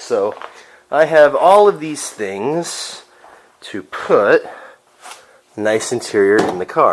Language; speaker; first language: English; native; English